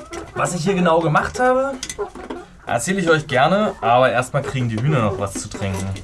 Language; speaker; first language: German; native; German